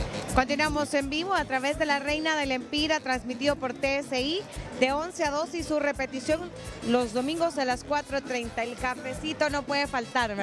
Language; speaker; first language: Spanish; native; Spanish